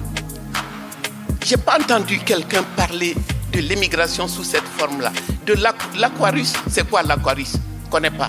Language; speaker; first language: French; non-native, local second language; Bambara